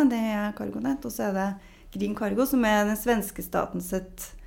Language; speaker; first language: Norwegian; native; Norwegian